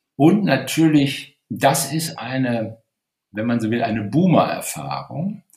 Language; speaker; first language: German; native; German